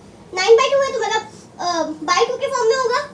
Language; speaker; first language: Hindi; native; Hindi